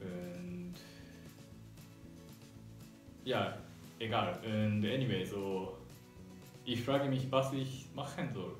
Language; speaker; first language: German; non-native, learner; Japanese